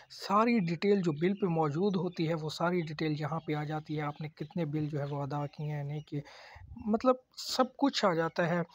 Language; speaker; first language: Urdu; native; Urdu